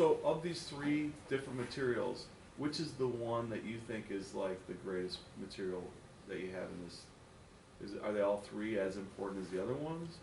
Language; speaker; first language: English; native; English